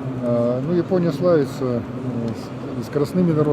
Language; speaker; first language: Russian; native; Russian